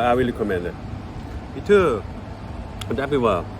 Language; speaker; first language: English; non-native, learner; Korean